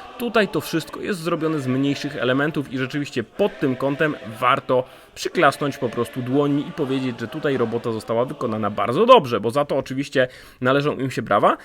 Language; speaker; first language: Polish; native; Polish